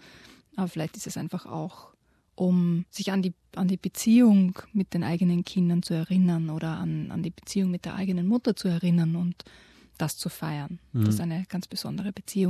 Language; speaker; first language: German; native; German